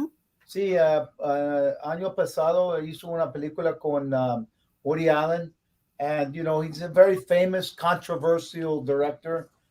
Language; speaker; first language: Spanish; non-native, learner; English